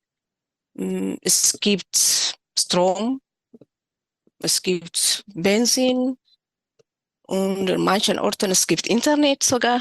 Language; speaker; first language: German; non-native, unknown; Tigrinya